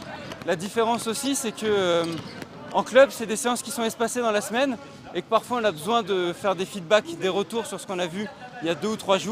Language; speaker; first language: French; native; French